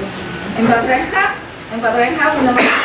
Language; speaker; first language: Spanish; non-native, learner; Chinese